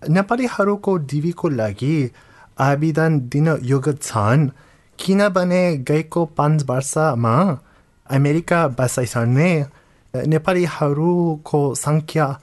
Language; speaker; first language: Nepali; non-native, fluent; English